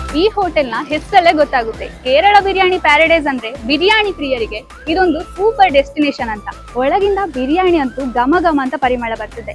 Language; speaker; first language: Kannada; native; Kannada